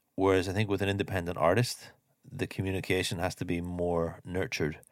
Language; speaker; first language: English; native; English